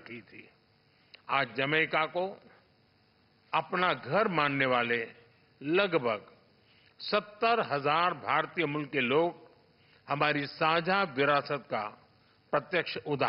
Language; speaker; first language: Hindi; native; Hindi